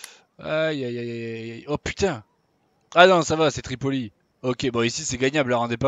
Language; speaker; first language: French; native; French